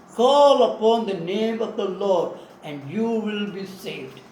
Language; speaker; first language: English; non-native, local second language; Tamil